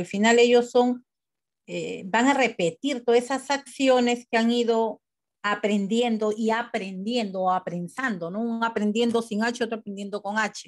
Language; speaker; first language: Spanish; native; Spanish